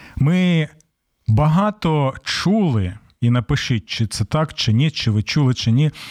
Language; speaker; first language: Ukrainian; native; Ukrainian